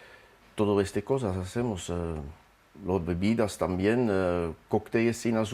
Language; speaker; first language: Spanish; non-native, fluent; French